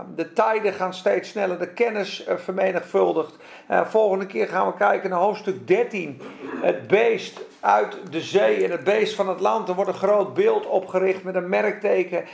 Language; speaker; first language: Dutch; non-native, fluent; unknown